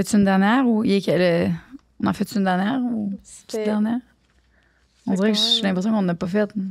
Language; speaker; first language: French; native; French